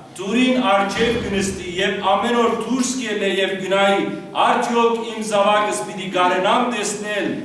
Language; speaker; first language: Armenian; early bilingual, heritage; Armenian